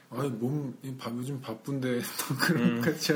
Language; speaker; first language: Korean; native; Korean